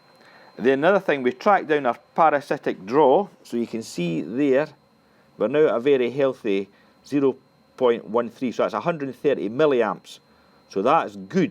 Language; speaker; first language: English; native; English